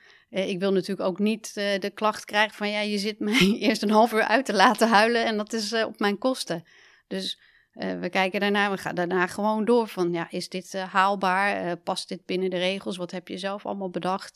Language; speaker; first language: Dutch; native; Dutch